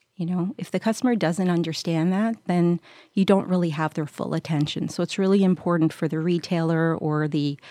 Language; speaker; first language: English; native; English